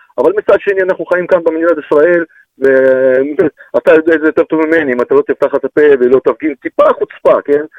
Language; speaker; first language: Hebrew; non-native, fluent; Russian